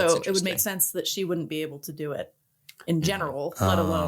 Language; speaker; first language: English; native; English